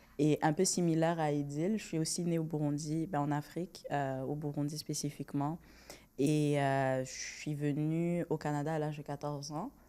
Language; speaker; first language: French; non-native, local second language; Rundi